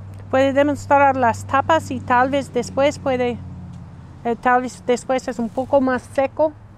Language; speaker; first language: Spanish; non-native, learner; English